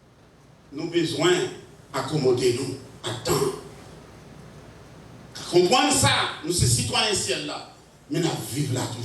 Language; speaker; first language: French; non-native, local second language; Haitian Creole